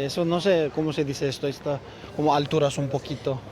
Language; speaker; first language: Spanish; non-native, learner; Turkish